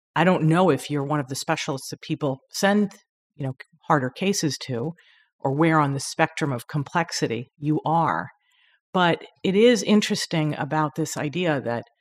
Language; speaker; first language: English; native; English